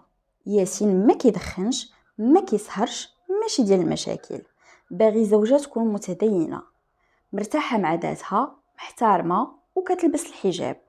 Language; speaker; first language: Arabic; native; Arabic